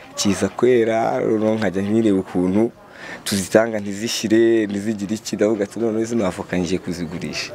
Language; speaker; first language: Kinyarwanda; native; Kinyarwanda